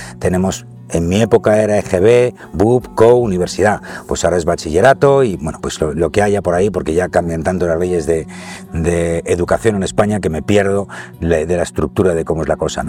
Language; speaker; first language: Spanish; native; Spanish